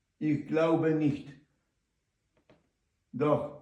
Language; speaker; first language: German; non-native, learner; Ukrainian